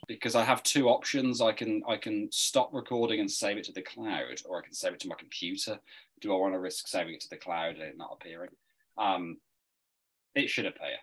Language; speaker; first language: English; native; English